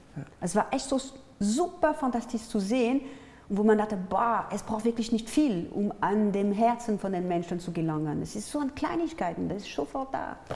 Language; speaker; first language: German; non-native, fluent; French